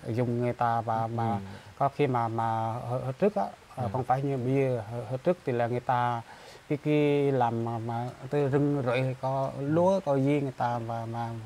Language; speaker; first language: Vietnamese; non-native, local second language; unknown